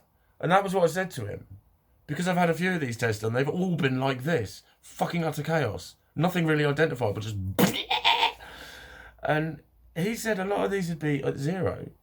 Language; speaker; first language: English; native; English